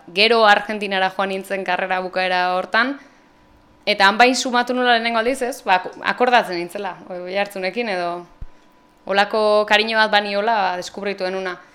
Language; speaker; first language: Basque; native; Basque